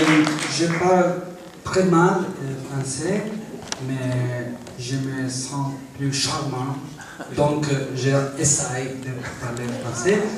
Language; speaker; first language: French; non-native, fluent; Italian